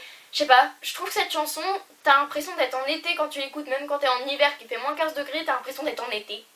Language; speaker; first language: French; native; French